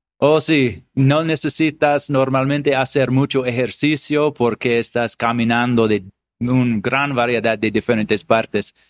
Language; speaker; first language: Spanish; non-native, learner; English